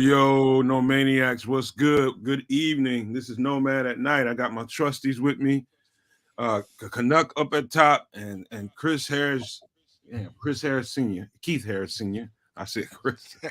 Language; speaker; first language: English; native; English